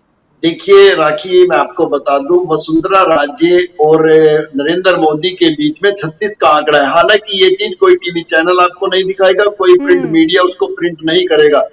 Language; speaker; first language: Hindi; native; Hindi